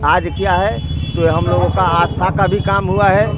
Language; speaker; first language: Hindi; native; Hindi